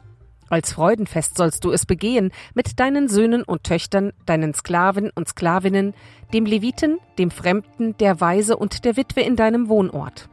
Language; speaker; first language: German; native; German